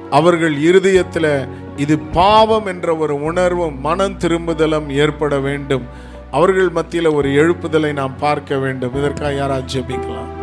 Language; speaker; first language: Tamil; native; Tamil